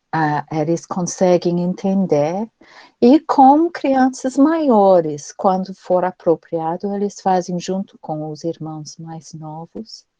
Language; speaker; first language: Portuguese; non-native, fluent; English